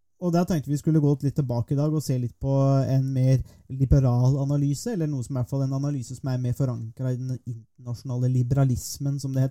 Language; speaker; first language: Norwegian; native; Norwegian